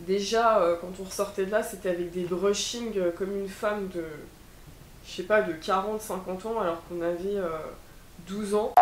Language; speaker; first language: French; native; French